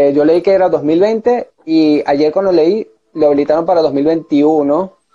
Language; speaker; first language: Spanish; native; Spanish